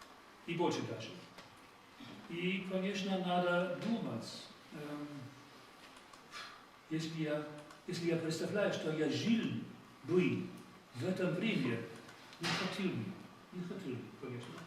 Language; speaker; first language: Russian; non-native, fluent; German